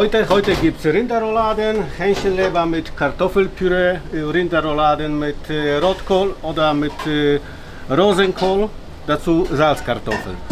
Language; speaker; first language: German; non-native, fluent; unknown